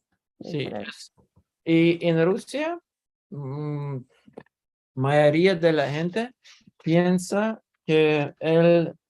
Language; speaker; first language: Spanish; non-native, learner; Russian